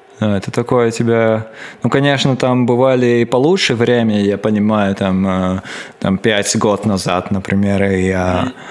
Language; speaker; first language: Russian; non-native, local second language; Latvian